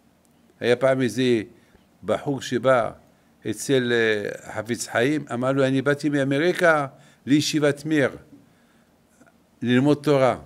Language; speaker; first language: Hebrew; non-native, fluent; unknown